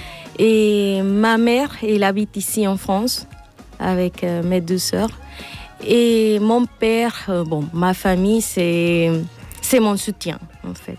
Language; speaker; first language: French; non-native, learner; Spanish